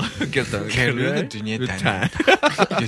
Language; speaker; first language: French; non-native, learner; Japanese